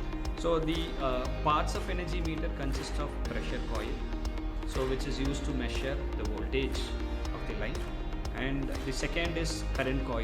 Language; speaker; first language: English; non-native, local second language; Tamil